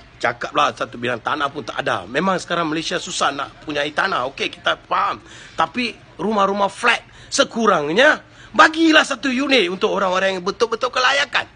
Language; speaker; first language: Malay; non-native, local second language; Tamil